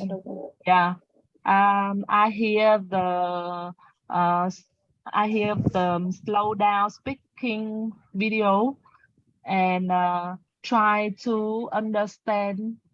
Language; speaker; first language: English; non-native, learner; Vietnamese